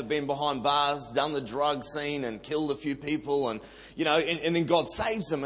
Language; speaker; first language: English; native; English